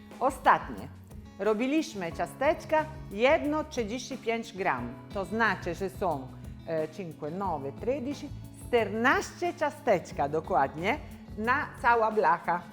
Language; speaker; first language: Polish; non-native, learner; Italian